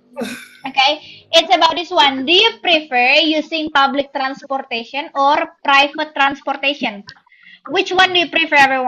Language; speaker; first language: English; non-native, learner; Indonesian